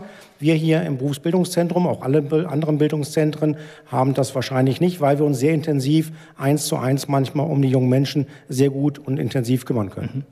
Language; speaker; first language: German; native; German